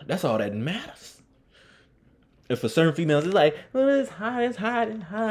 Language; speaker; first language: English; native; English